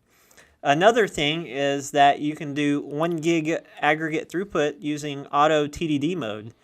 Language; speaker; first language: English; native; English